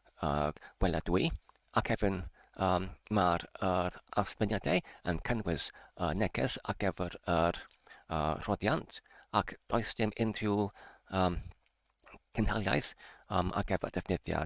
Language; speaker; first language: Welsh; non-native, learner; English